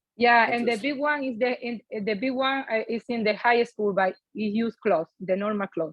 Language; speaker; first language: English; non-native, learner; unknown